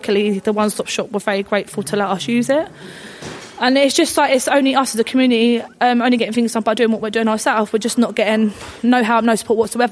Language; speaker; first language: English; native; English